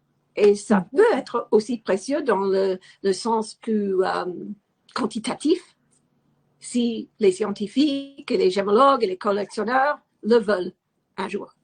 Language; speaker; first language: French; non-native, fluent; English